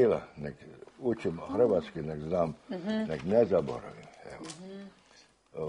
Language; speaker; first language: Serbian; early bilingual, heritage; Croatian